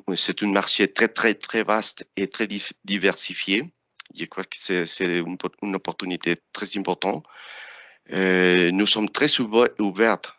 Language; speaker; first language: French; non-native, fluent; Spanish